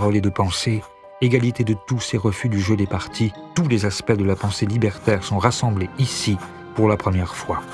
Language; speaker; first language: French; native; French